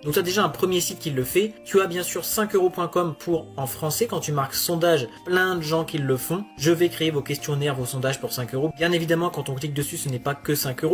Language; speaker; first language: French; native; French